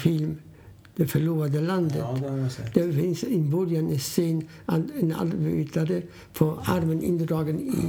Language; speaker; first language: Swedish; non-native, fluent; Polish